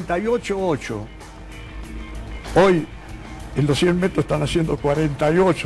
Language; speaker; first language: Spanish; native; Spanish